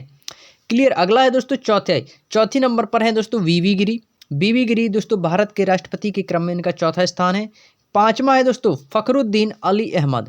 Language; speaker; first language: Hindi; native; Hindi